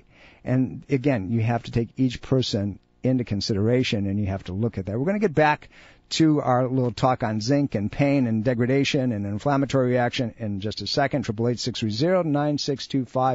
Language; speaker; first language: English; native; English